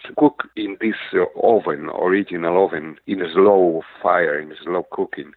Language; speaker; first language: English; non-native, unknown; Spanish